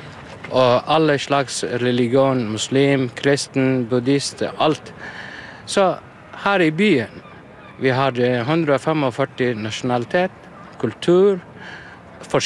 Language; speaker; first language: Norwegian; non-native, learner; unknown